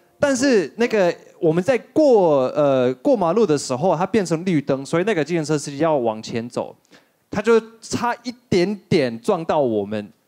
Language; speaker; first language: Chinese; non-native, fluent; English